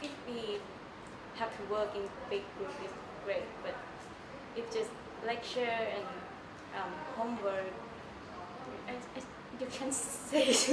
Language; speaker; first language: English; non-native, learner; Thai